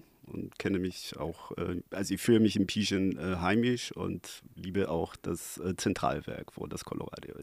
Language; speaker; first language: German; non-native, fluent; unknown